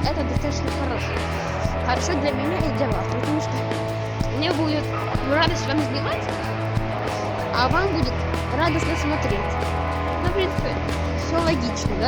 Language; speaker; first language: Russian; non-native, local second language; Ukrainian